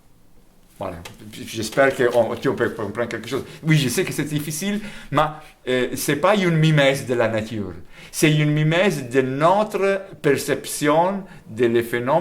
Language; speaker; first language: French; non-native, fluent; Italian